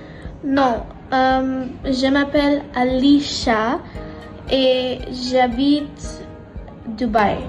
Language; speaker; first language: French; non-native, learner; English